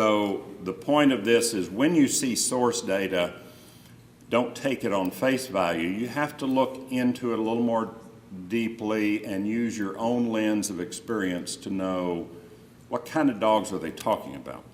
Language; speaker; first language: English; native; English